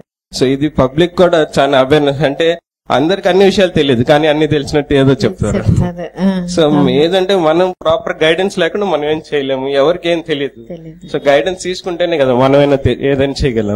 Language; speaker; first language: Telugu; native; Telugu